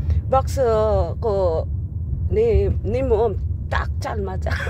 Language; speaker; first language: Korean; non-native, learner; Filipino